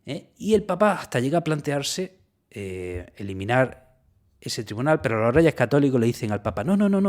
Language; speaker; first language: Spanish; native; Spanish